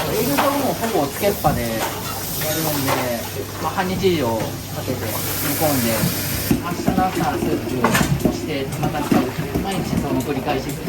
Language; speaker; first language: Japanese; native; Japanese